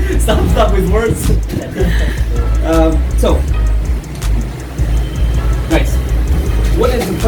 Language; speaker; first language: English; non-native, learner; Russian